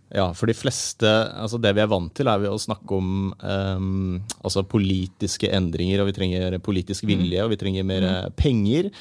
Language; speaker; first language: Norwegian; native; Norwegian